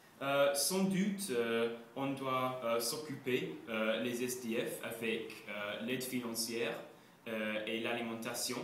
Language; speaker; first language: French; non-native, learner; English